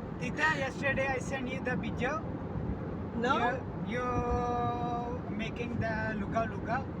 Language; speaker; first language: English; non-native, learner; Hiligaynon